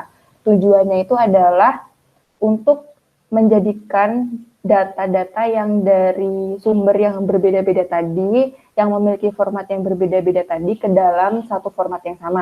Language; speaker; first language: Indonesian; native; Indonesian